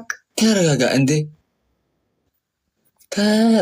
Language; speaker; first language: Amharic; non-native, learner; Tigrinya